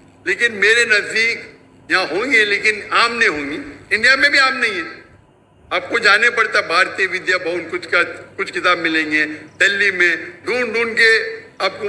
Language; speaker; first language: Hindi; non-native, local second language; Konkani